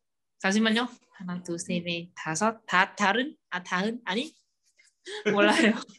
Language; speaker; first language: Korean; non-native, learner; Vietnamese